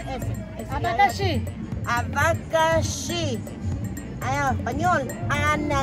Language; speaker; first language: Portuguese; non-native, learner; Spanish